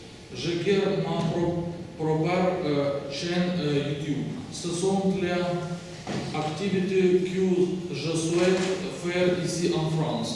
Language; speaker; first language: French; non-native, learner; Russian